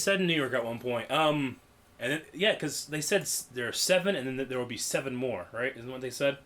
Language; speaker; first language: English; native; English